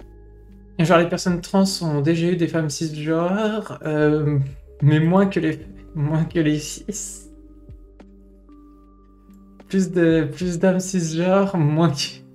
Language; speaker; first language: French; native; French